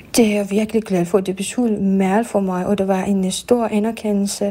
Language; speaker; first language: Danish; non-native, fluent; Persian